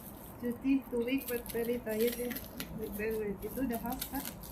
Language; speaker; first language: English; non-native, learner; Indonesian